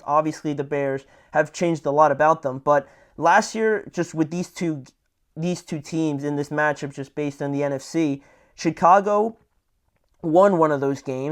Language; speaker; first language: English; native; English